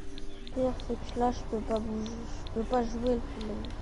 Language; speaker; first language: French; native; French